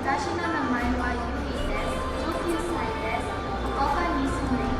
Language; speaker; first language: Japanese; non-native, learner; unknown